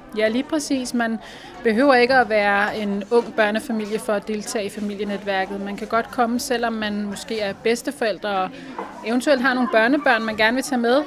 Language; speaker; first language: Danish; native; Danish